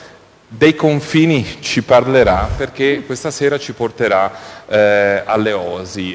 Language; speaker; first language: Italian; native; Italian